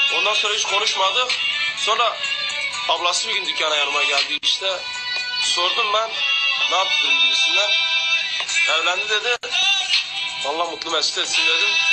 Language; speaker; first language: Turkish; non-native, local second language; Kurdish